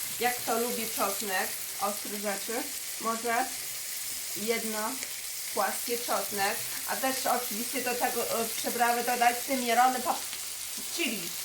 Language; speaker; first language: Polish; non-native, learner; Chinese